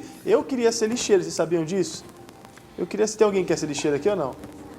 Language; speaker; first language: Portuguese; native; Portuguese